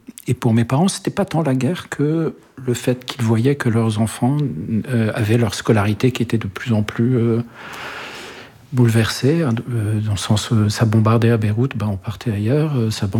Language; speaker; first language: French; early bilingual, other home language; Arabic